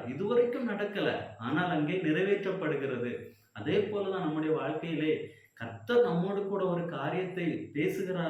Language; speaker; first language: Tamil; native; Tamil